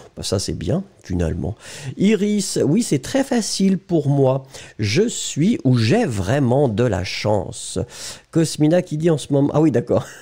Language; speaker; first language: French; native; French